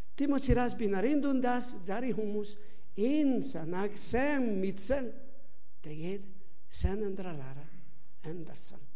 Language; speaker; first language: Mongolian; non-native, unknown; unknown